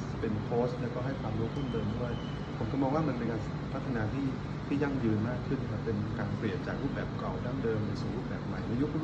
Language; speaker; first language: Thai; native; Thai